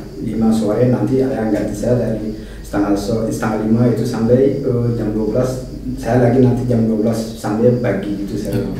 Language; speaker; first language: Indonesian; non-native, fluent; Arabic